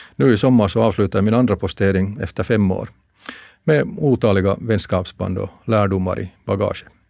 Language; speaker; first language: Swedish; native; Swedish